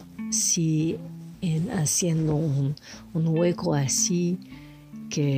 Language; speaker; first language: Spanish; non-native, learner; French